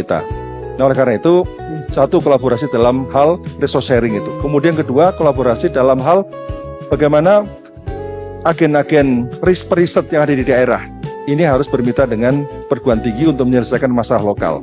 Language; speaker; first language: Indonesian; native; Indonesian